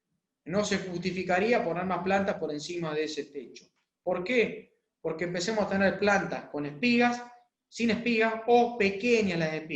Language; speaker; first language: Spanish; native; Spanish